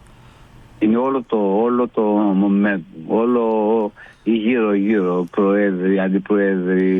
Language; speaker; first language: Greek; non-native, fluent; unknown